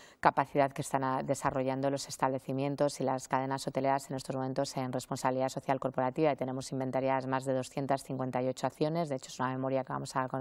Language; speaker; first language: Spanish; native; Spanish